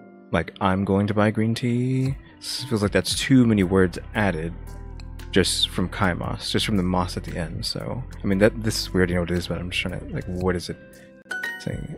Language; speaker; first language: English; native; English